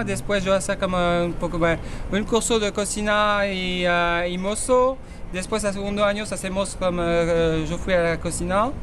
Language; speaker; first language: Spanish; non-native, learner; French